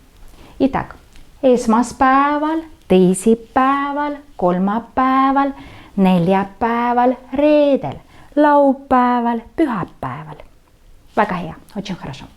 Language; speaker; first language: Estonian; non-native, local second language; Russian